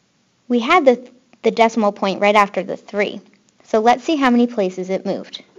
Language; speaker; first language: English; native; English